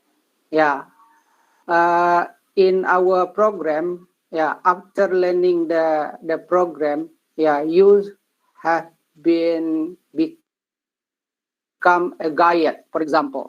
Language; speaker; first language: English; non-native, learner; Indonesian